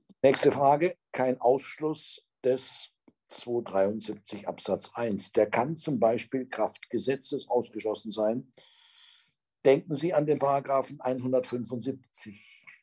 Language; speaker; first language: German; native; German